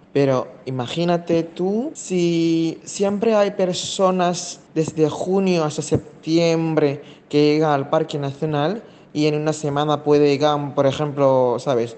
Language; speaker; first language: Spanish; non-native, fluent; Indonesian